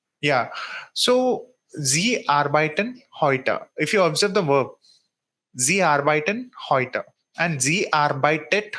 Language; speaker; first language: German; non-native, fluent; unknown